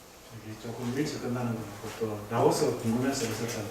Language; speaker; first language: Korean; native; Korean